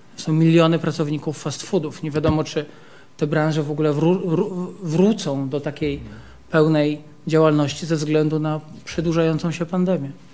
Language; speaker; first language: Polish; native; Polish